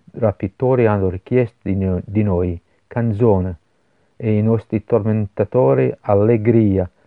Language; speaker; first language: Italian; non-native, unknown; English